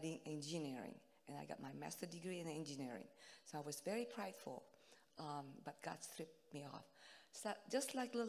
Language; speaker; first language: English; non-native, fluent; Indonesian